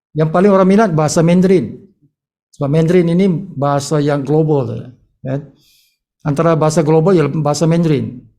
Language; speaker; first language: Malay; native; Malay